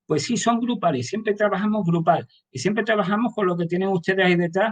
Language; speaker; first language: Spanish; native; Spanish